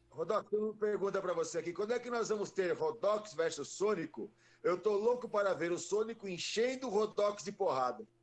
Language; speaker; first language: Portuguese; native; Portuguese